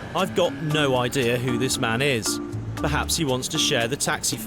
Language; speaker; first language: English; native; English